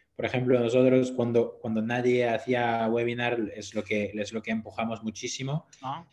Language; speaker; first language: Spanish; non-native, fluent; French